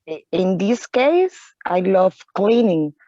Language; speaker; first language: English; non-native, learner; Spanish